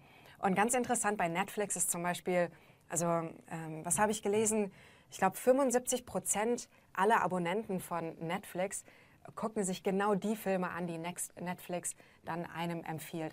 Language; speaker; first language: German; native; German